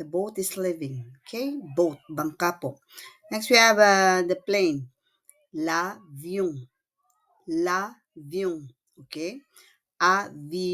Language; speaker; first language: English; non-native, local second language; Filipino